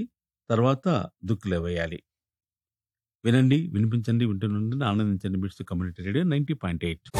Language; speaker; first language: Telugu; native; Telugu